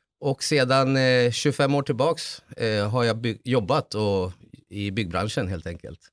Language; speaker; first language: Swedish; early bilingual, other home language; Spanish